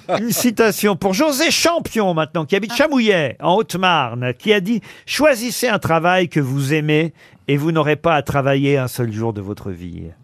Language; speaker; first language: French; native; French